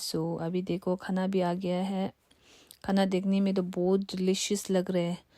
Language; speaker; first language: Hindi; non-native, local second language; Tibetan